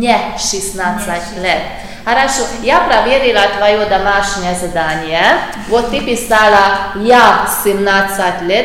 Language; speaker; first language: Russian; non-native, fluent; Hungarian